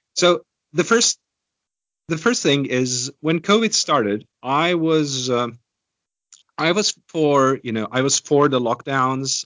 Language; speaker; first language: English; non-native, fluent; Estonian